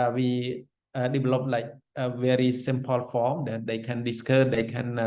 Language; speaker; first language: English; non-native, fluent; Khmer